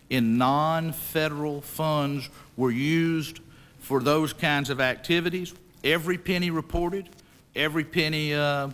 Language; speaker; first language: English; native; English